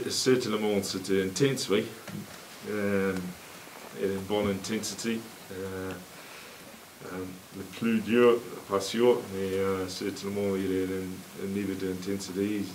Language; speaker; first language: French; non-native, learner; English